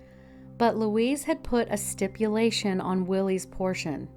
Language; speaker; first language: English; native; English